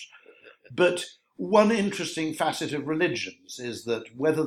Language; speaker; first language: English; native; English